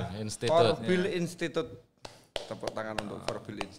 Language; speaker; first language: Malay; non-native, local second language; Javanese